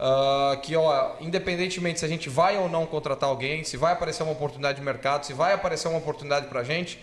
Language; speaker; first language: Portuguese; native; Portuguese